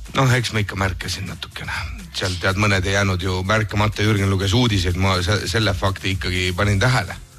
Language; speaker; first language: Estonian; native; Estonian